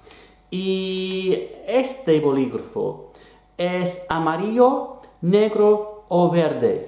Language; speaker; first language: Spanish; non-native, fluent; English